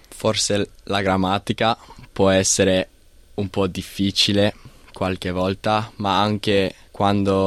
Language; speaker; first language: Italian; non-native, learner; English